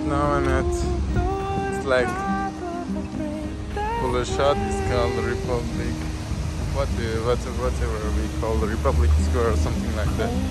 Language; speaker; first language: English; non-native, local second language; Bangla